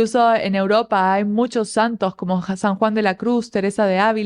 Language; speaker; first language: Spanish; native; Spanish